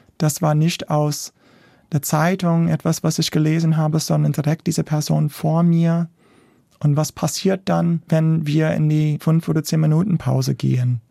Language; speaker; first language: German; non-native, fluent; English